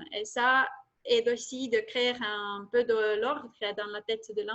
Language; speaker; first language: French; non-native, fluent; Estonian